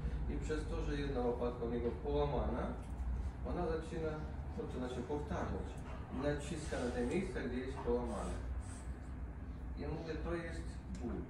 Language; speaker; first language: Polish; non-native, fluent; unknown